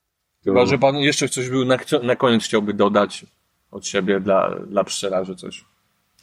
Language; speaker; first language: Polish; native; Polish